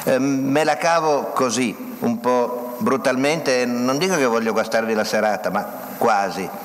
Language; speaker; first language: Italian; native; Italian